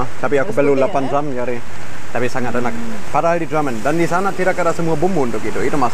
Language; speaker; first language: Indonesian; non-native, fluent; German